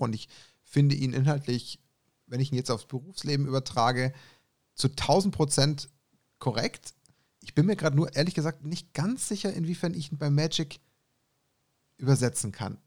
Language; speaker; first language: German; native; German